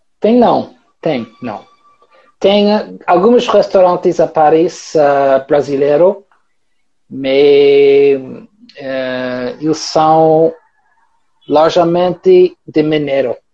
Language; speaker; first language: Portuguese; non-native, learner; English